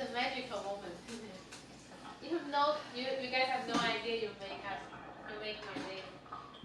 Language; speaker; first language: English; non-native, fluent; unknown